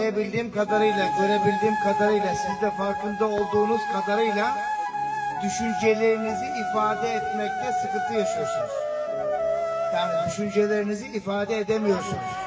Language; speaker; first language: Turkish; native; Turkish